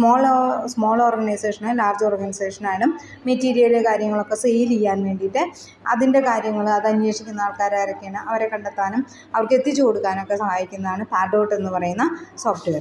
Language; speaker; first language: Malayalam; native; Malayalam